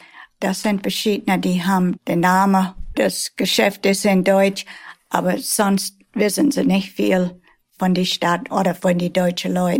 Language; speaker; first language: German; early bilingual, heritage; German